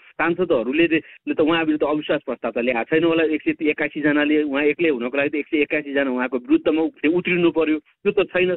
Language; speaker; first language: Nepali; native; Nepali